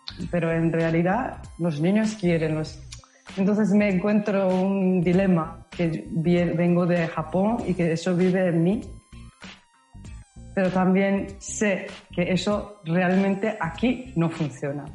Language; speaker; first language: Spanish; non-native, fluent; Japanese